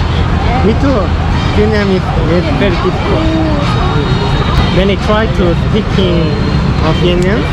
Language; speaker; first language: English; non-native, learner; Korean